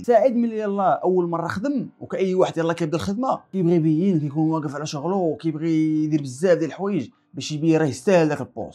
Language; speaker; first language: Arabic; native; Arabic